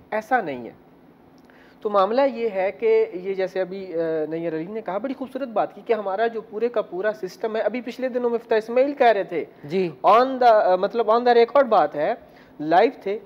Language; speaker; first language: Urdu; native; Urdu